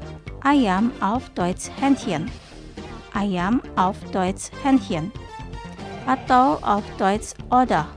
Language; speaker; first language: German; non-native, fluent; Indonesian